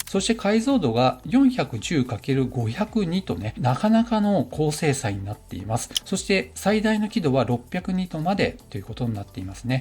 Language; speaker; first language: Japanese; native; Japanese